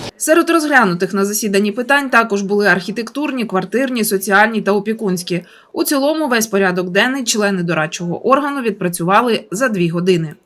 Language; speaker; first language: Ukrainian; native; Ukrainian